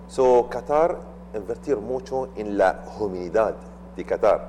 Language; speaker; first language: Spanish; non-native, learner; Arabic